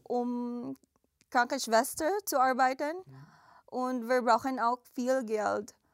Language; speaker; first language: German; non-native, learner; Filipino